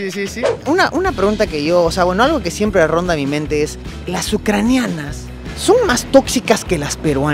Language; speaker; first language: Spanish; native; Spanish